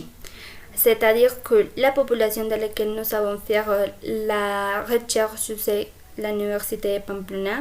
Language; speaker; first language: French; non-native, fluent; Spanish